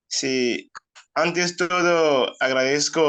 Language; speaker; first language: Spanish; non-native, fluent; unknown